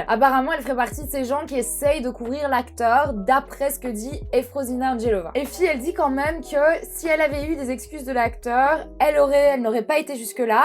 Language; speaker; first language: French; native; French